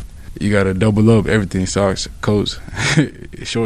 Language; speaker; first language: English; native; English